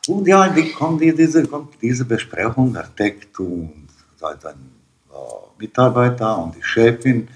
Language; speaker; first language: German; non-native, fluent; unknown